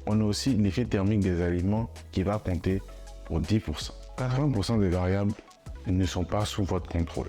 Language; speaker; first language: French; native; French